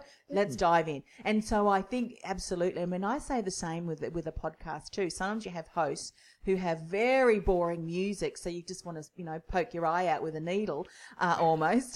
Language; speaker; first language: English; native; English